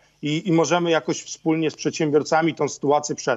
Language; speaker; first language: Polish; native; Polish